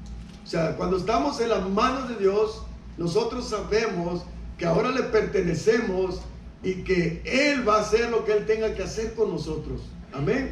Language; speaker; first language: Spanish; native; Spanish